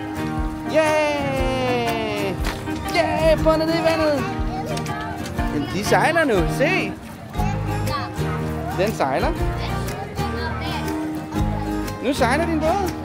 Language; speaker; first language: Danish; native; Danish